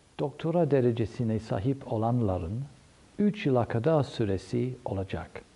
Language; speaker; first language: Turkish; non-native, fluent; English